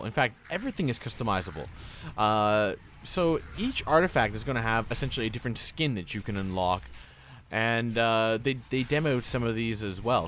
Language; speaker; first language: English; native; English